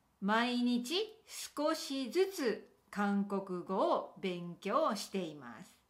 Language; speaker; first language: Japanese; native; Japanese